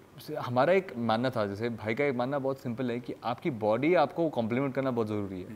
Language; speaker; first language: Hindi; native; Hindi